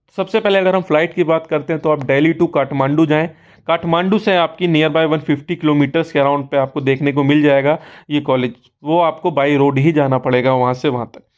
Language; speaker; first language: Hindi; native; Hindi